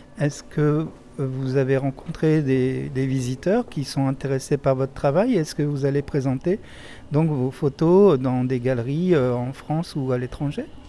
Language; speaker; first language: French; native; French